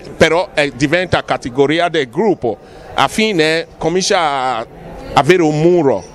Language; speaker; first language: Italian; non-native, fluent; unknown